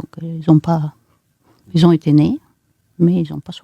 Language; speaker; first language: French; non-native, fluent; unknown